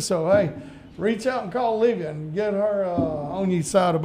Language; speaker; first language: English; native; English